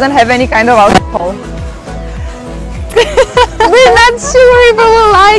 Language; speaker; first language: English; non-native, fluent; Romanian